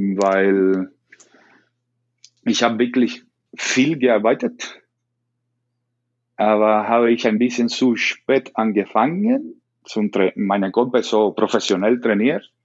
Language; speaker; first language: German; non-native, learner; Spanish